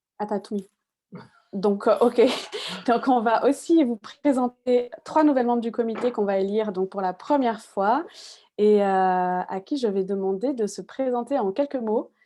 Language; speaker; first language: French; native; French